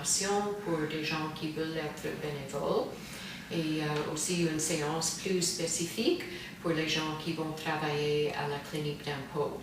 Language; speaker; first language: French; non-native, fluent; English